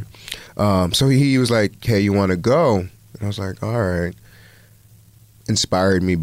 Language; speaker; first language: English; native; English